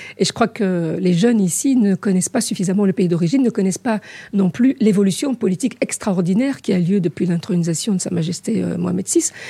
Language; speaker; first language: French; early bilingual, other home language; Arabic